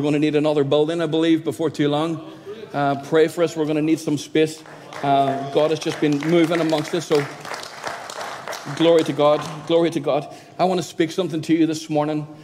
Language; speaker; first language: English; native; English